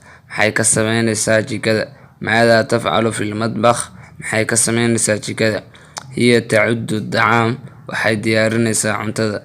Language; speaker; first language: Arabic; non-native, fluent; Somali